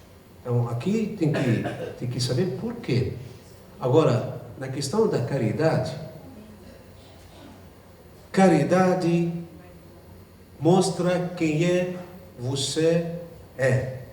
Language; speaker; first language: Portuguese; non-native, fluent; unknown